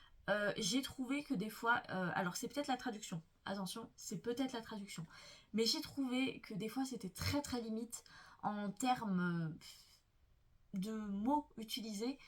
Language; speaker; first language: French; native; French